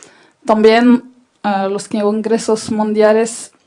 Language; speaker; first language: Spanish; non-native, fluent; French